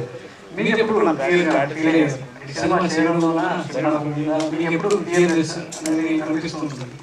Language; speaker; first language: Telugu; native; Telugu